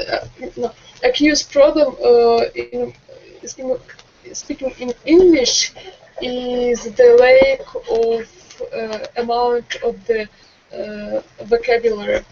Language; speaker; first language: English; non-native, learner; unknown